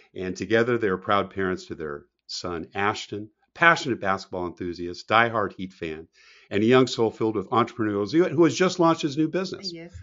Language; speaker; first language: English; native; English